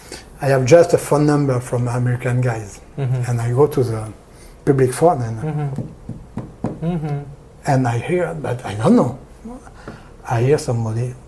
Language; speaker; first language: English; non-native, learner; French